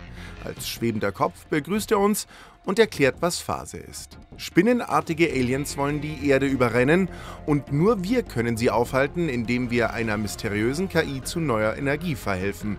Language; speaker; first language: German; native; German